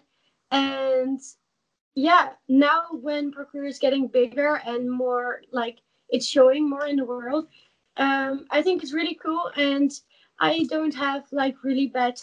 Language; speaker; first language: English; non-native, fluent; Dutch